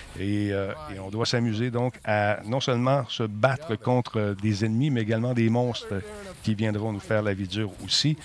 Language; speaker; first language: French; native; French